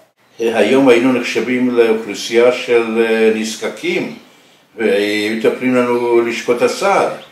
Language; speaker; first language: Hebrew; early bilingual, other home language; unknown